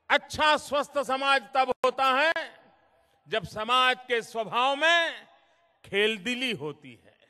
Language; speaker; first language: Hindi; non-native, local second language; Gujarati